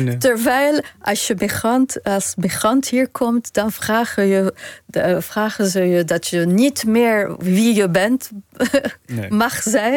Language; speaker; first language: Dutch; non-native, fluent; Arabic